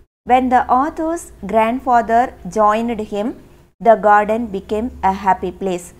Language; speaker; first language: English; non-native, local second language; Tamil